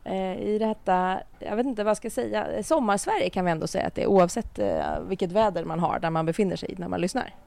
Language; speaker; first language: Swedish; native; Swedish